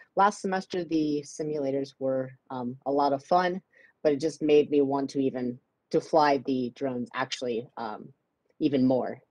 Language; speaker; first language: English; native; English